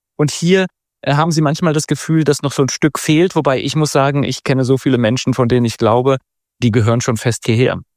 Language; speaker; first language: German; native; German